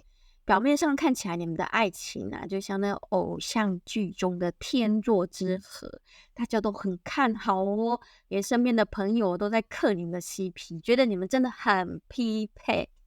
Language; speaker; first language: Chinese; native; Chinese